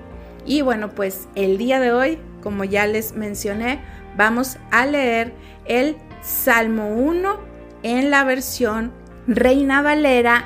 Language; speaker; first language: Spanish; native; Spanish